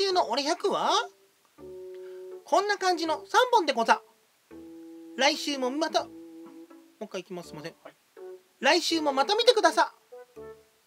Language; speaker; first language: Japanese; native; Japanese